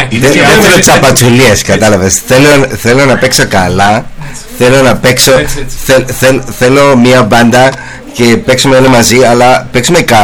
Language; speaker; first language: Greek; non-native, learner; English